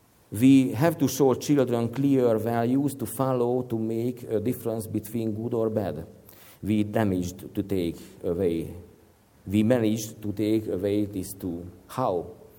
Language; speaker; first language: English; non-native, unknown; Hungarian